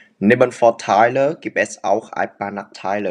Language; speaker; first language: German; non-native, learner; Vietnamese